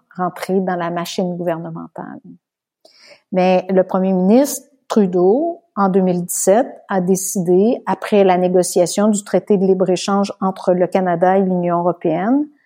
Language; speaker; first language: French; native; French